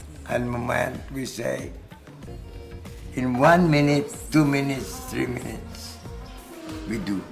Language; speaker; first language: English; non-native, learner; French